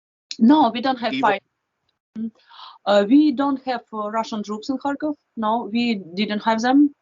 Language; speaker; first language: English; non-native, fluent; Russian